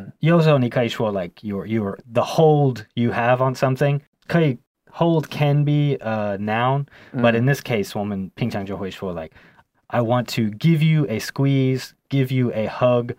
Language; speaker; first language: English; native; English